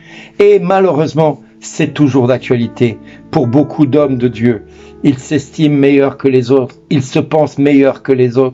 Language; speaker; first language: French; native; French